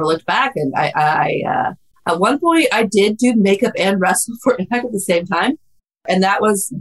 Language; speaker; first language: English; native; English